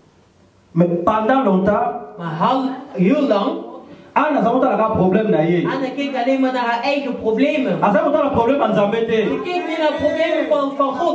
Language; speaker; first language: Dutch; early bilingual, other home language; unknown